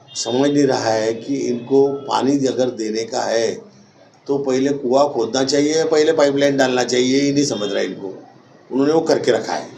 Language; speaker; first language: Hindi; non-native, local second language; Marathi